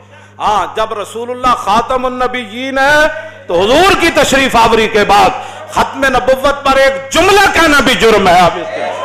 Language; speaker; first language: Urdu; non-native, local second language; Punjabi